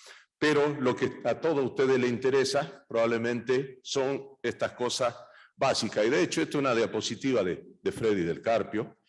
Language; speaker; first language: Spanish; native; Spanish